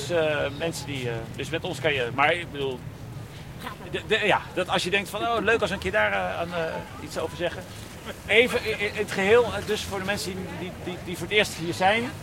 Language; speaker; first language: Dutch; native; Dutch